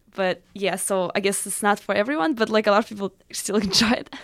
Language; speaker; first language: English; non-native, fluent; Russian